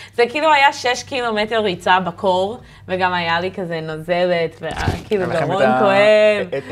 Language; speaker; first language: Hebrew; non-native, fluent; English